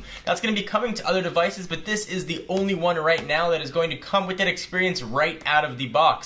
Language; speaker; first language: English; native; English